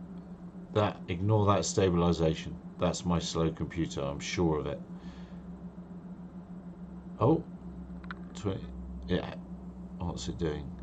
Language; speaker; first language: English; native; English